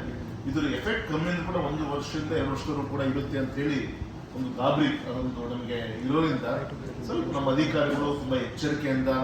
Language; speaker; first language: Kannada; native; Kannada